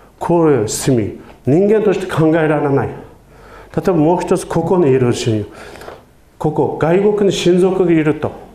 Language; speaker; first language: Japanese; non-native, fluent; Uyghur